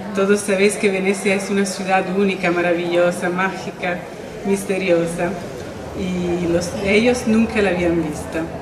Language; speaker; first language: Spanish; non-native, fluent; Italian